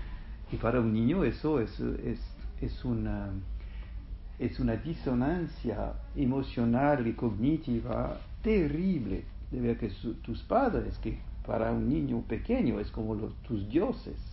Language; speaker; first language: Spanish; non-native, fluent; French